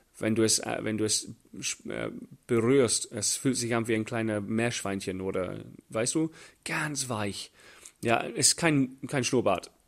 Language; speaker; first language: German; non-native, fluent; English